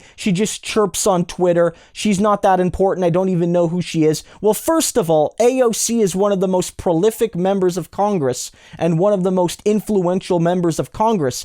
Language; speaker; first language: English; native; English